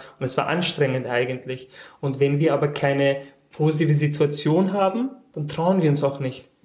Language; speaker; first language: German; early bilingual, other home language; Turkish